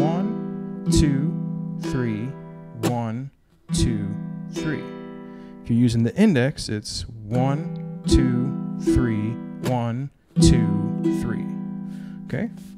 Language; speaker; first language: English; native; English